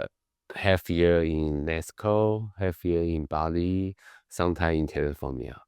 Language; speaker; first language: English; non-native, learner; Chinese